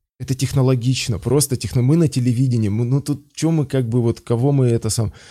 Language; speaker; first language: Russian; native; Russian